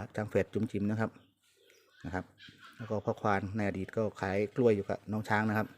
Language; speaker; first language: Thai; native; Thai